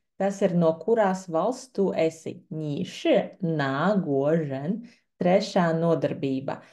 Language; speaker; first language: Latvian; non-native, local second language; Russian